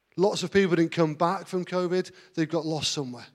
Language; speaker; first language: English; native; English